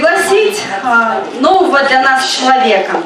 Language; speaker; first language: Russian; native; Russian